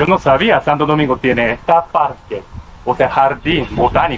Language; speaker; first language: Spanish; non-native, learner; Japanese